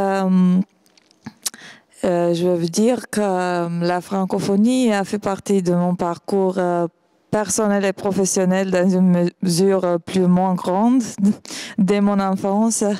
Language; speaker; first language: French; non-native, fluent; Romanian